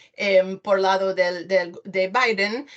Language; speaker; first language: Spanish; non-native, fluent; English